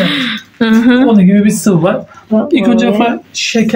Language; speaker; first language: Turkish; native; Turkish